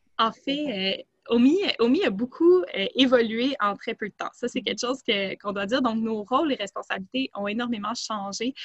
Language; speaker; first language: French; native; French